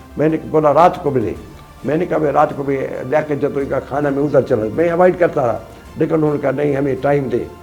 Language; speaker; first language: Urdu; non-native, local second language; Sindhi